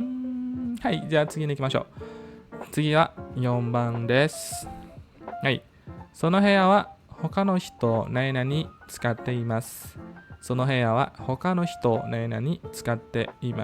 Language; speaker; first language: Japanese; non-native, fluent; Indonesian